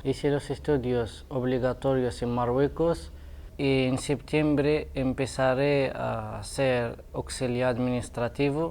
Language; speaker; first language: Spanish; non-native, fluent; Arabic